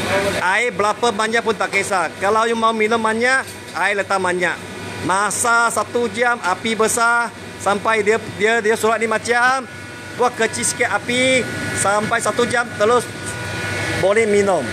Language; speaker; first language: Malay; non-native, local second language; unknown